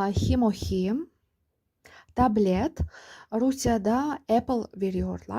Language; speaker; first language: Turkish; non-native, fluent; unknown